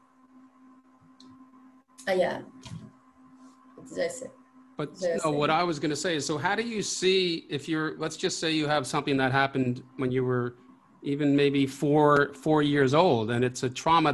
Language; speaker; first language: English; native; English